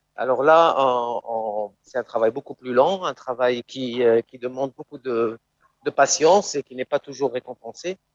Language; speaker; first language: French; non-native, local second language; Arabic